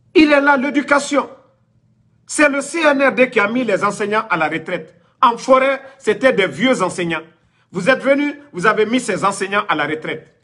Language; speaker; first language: French; non-native, local second language; Mandingo